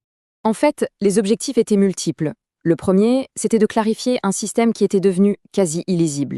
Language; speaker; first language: French; native; French